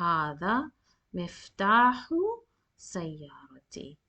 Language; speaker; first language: Arabic; non-native, fluent; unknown